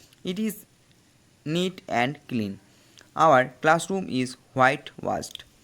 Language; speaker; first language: English; non-native, local second language; Bangla